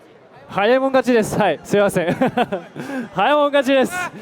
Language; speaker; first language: Japanese; non-native, fluent; French